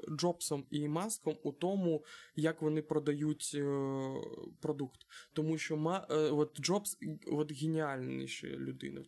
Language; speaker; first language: Ukrainian; non-native, local second language; Russian